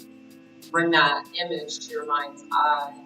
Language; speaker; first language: English; native; English